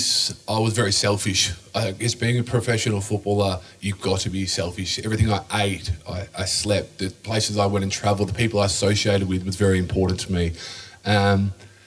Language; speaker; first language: English; native; English